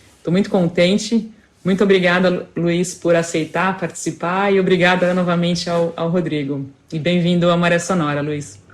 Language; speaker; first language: Portuguese; native; Portuguese